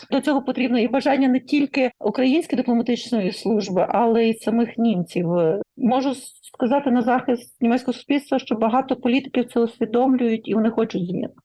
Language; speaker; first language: Ukrainian; native; Ukrainian